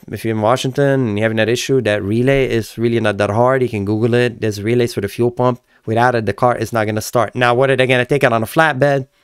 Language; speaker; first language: English; native; English